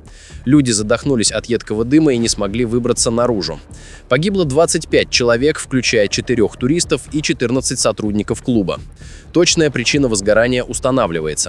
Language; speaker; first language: Russian; native; Russian